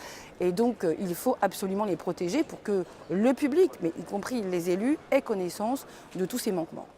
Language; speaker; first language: French; native; French